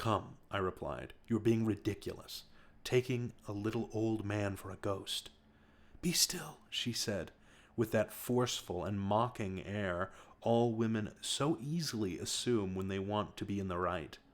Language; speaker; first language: English; native; English